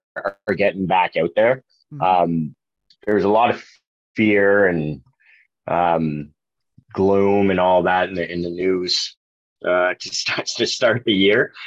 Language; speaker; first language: English; native; English